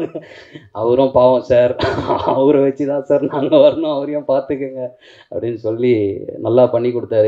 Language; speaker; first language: Tamil; native; Tamil